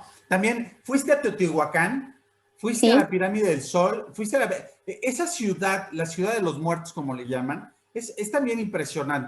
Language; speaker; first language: Spanish; native; Spanish